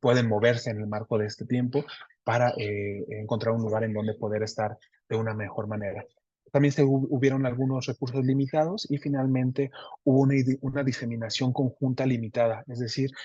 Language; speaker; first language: Spanish; native; Spanish